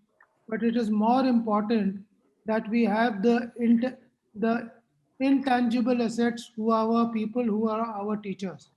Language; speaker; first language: English; non-native, local second language; Hindi